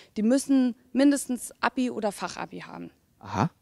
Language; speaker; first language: German; native; German